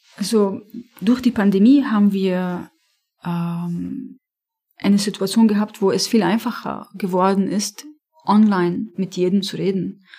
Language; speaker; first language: German; non-native, fluent; Arabic